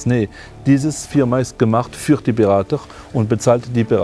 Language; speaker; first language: German; non-native, fluent; French